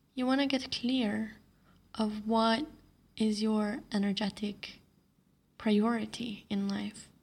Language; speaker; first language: English; non-native, fluent; Slovenian